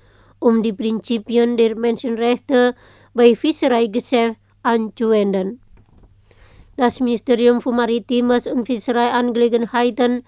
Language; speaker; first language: German; non-native, fluent; Indonesian